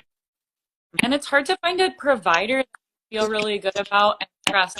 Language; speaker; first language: English; native; English